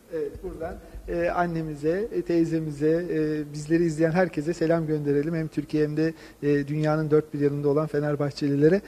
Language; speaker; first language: Turkish; native; Turkish